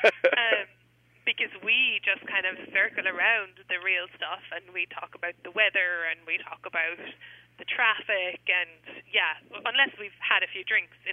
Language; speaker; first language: English; native; English